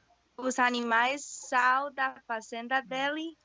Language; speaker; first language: Portuguese; non-native, learner; Spanish